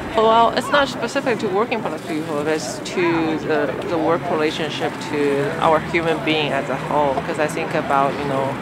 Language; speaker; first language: English; non-native, learner; Chinese